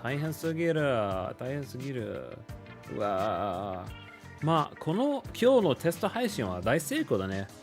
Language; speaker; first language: Japanese; non-native, learner; English